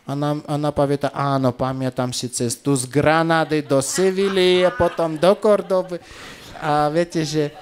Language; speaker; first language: Slovak; non-native, fluent; Russian